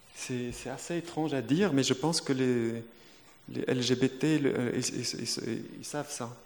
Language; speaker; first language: French; non-native, local second language; Arabic